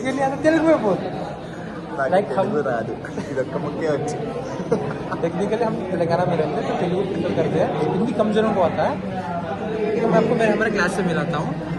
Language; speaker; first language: Hindi; non-native, local second language; Telugu